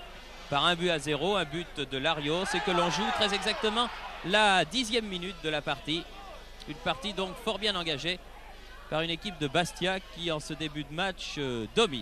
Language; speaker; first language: French; native; French